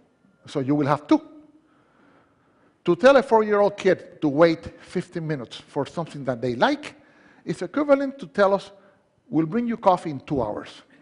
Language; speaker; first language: English; non-native, fluent; Spanish